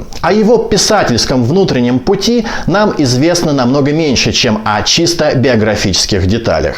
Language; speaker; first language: Russian; native; Russian